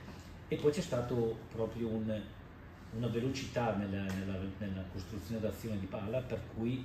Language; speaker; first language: Italian; native; Italian